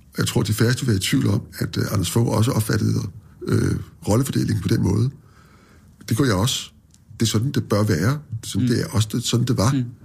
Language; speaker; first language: Danish; native; Danish